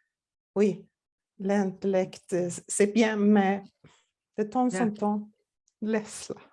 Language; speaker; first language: French; non-native, learner; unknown